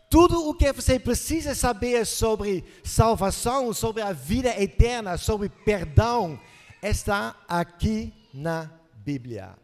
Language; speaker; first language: Portuguese; non-native, fluent; Dutch